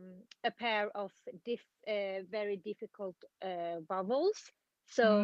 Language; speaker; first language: English; non-native, fluent; Swedish